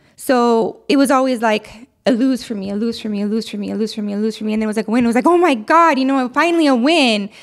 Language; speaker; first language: English; early bilingual, other home language; Spanish